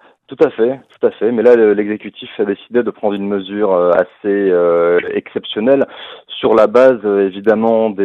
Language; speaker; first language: French; native; French